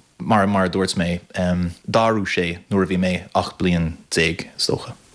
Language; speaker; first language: Irish; non-native, fluent; English